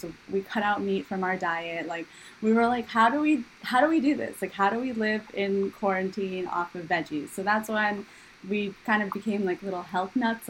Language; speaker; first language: English; native; English